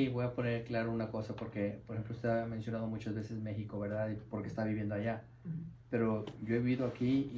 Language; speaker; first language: Spanish; native; Spanish